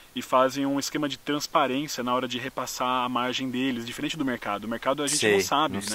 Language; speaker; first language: Portuguese; native; Portuguese